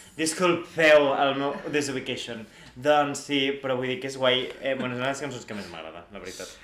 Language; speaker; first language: Catalan; native; Catalan